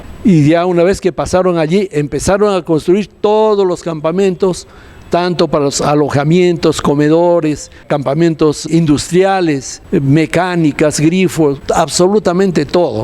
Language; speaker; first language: Spanish; native; Spanish